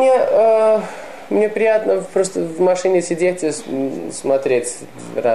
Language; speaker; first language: Russian; early bilingual, heritage; Russian